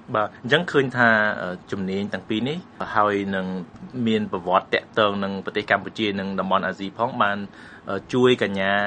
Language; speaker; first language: Khmer; native; Khmer